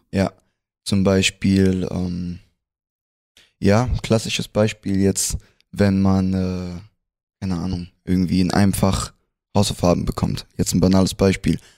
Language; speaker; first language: German; early bilingual, other home language; Spanish